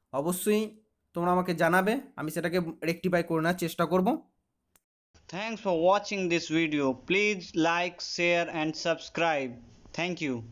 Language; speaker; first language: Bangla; native; Bangla